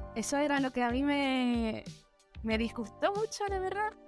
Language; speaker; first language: Spanish; early bilingual, heritage; Spanish